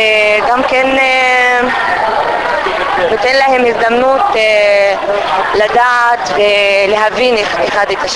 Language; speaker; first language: Hebrew; non-native, local second language; Arabic